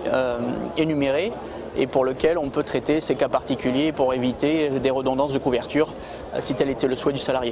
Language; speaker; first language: French; native; French